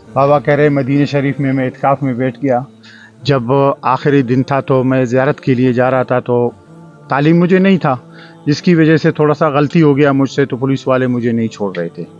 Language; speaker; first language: Urdu; non-native, local second language; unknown